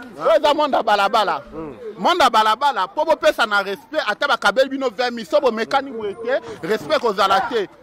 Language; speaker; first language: Lingala; native; Lingala